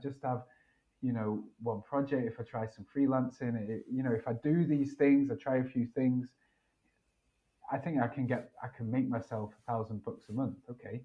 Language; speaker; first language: English; native; English